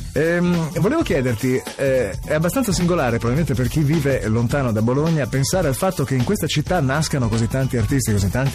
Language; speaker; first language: Italian; native; Italian